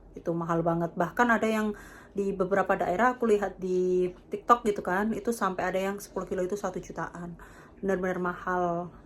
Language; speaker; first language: Indonesian; native; Indonesian